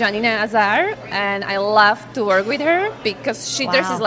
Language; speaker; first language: English; non-native, fluent; Slovak